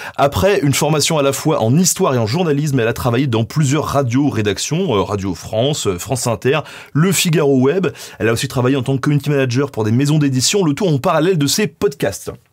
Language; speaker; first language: French; native; French